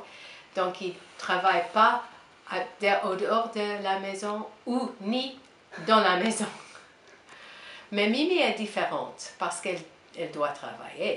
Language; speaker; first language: French; non-native, learner; English